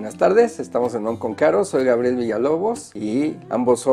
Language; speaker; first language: Spanish; native; Spanish